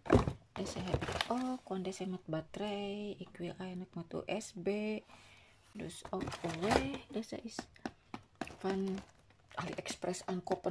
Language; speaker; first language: Dutch; non-native, learner; Indonesian